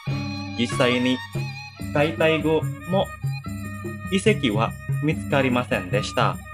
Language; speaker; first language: Japanese; non-native, fluent; Indonesian